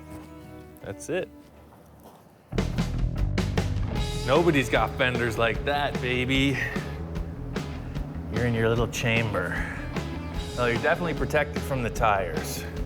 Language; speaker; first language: English; native; English